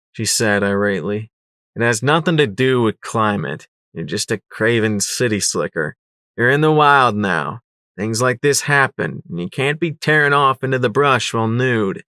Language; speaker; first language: English; native; English